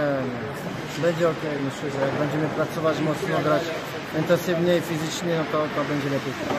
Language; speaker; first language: Polish; early bilingual, heritage; French